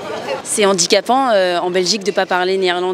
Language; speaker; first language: French; native; French